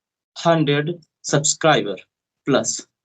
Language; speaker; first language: English; non-native, learner; Hindi